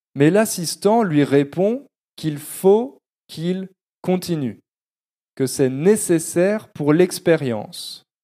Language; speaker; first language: French; native; French